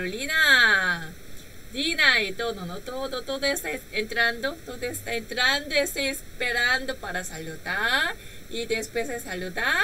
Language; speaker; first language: Spanish; non-native, learner; Korean